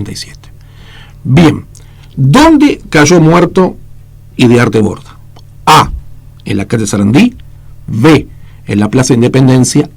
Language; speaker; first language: Spanish; native; Spanish